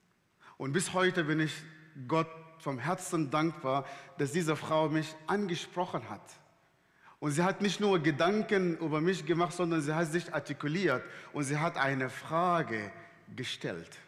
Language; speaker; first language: German; non-native, fluent; Arabic